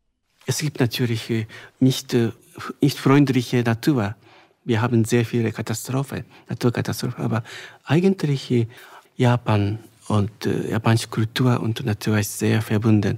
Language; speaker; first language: German; non-native, fluent; Japanese